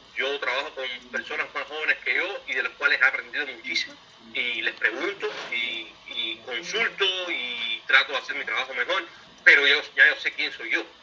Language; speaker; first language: Spanish; native; Spanish